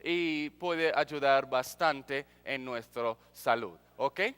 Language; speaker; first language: Spanish; non-native, fluent; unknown